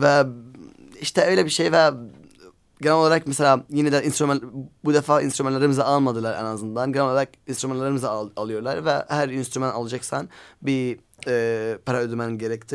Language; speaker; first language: Turkish; non-native, learner; Arabic